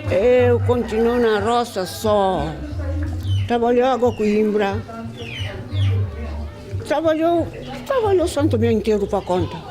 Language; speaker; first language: Portuguese; non-native, learner; Kabuverdianu